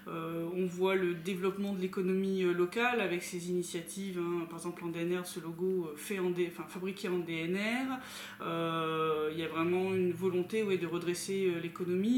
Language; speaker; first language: French; native; French